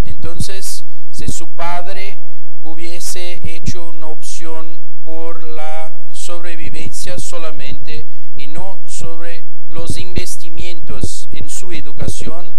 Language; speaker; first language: Spanish; non-native, fluent; Portuguese